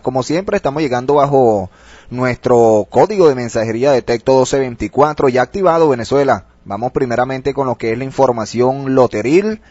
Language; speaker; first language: Spanish; native; Spanish